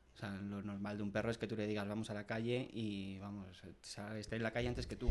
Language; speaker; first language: Spanish; native; Spanish